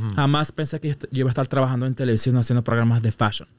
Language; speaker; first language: Spanish; native; Spanish